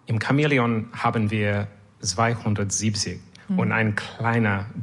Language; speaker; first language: German; non-native, learner; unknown